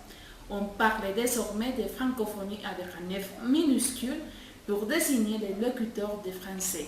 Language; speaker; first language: French; non-native, learner; Spanish